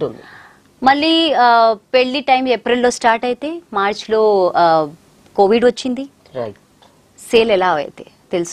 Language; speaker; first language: Telugu; non-native, local second language; Hindi